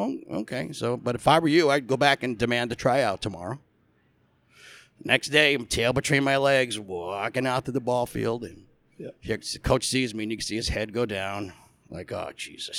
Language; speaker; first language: English; native; English